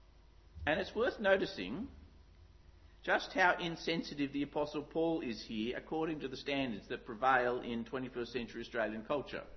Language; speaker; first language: English; native; English